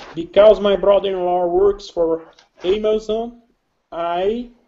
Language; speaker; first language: English; non-native, learner; Portuguese